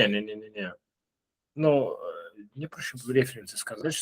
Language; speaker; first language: Russian; native; Russian